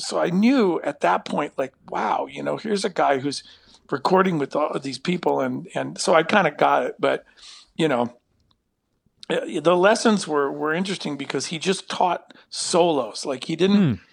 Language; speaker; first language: English; native; English